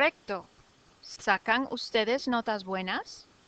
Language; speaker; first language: Spanish; non-native, fluent; English